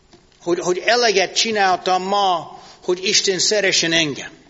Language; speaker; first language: Hungarian; non-native, fluent; English